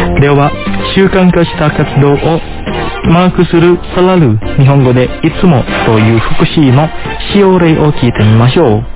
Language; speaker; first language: Japanese; non-native, fluent; Indonesian